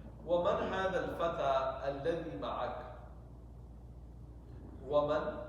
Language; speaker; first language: Arabic; non-native, fluent; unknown